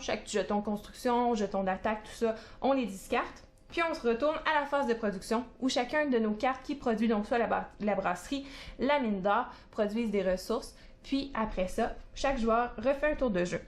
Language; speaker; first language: French; native; French